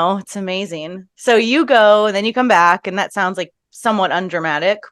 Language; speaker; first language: English; native; English